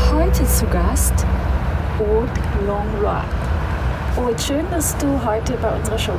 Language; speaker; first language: German; native; German